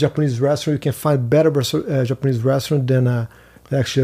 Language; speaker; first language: English; non-native, fluent; Portuguese